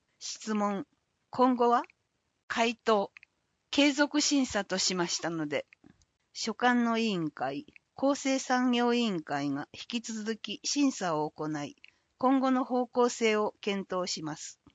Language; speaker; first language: Japanese; native; Japanese